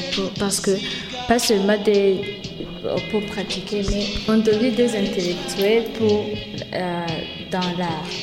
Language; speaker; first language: French; non-native, local second language; Rundi